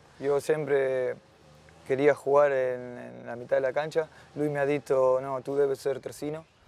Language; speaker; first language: Italian; non-native, fluent; Spanish